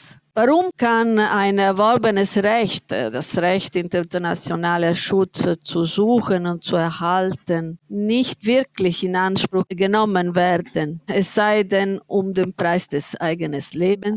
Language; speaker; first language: German; non-native, fluent; Italian